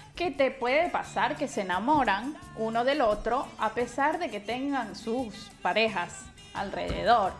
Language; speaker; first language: Spanish; native; Spanish